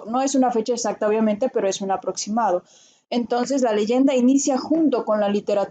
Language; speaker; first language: Spanish; native; Spanish